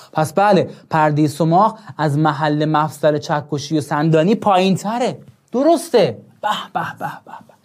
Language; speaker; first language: Persian; non-native, local second language; Azerbaijani